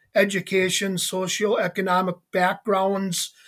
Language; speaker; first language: English; native; English